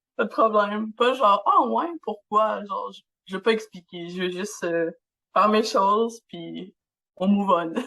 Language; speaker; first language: French; non-native, local second language; English